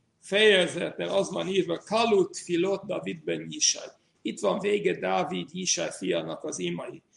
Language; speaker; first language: Hungarian; non-native, fluent; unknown